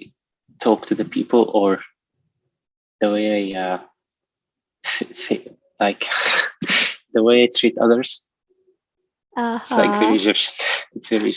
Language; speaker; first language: English; non-native, local second language; Arabic